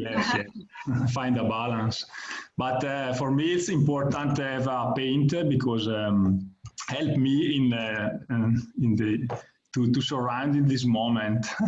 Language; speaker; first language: English; non-native, learner; Italian